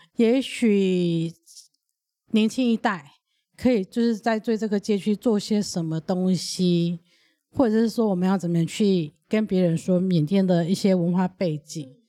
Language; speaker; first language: Chinese; early bilingual, other home language; Burmese